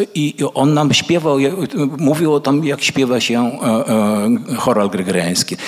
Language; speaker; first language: Polish; early bilingual, other home language; Russian